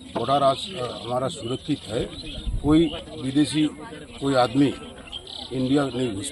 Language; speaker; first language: Hindi; non-native, local second language; Bangla